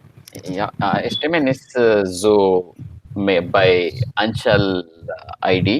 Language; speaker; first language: German; non-native, learner; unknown